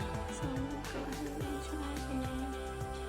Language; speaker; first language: English; native; English